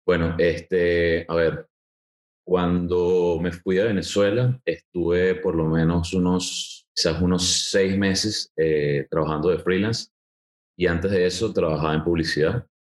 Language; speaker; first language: Spanish; native; Spanish